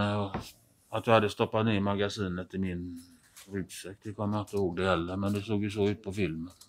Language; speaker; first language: Swedish; native; Swedish